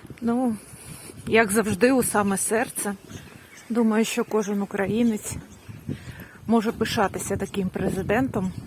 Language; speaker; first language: Ukrainian; non-native, local second language; Russian